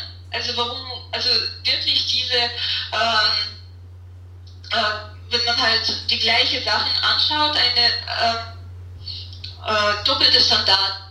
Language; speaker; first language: German; non-native, fluent; Russian